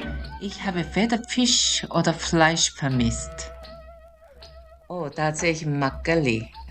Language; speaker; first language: German; non-native, fluent; Korean